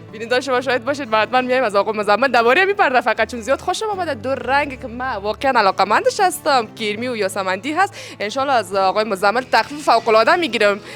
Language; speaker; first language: Persian; native; Persian